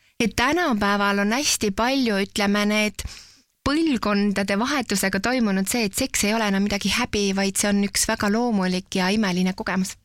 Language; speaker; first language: Estonian; native; Estonian